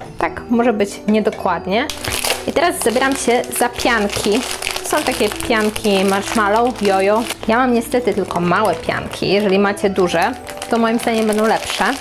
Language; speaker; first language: Polish; native; Polish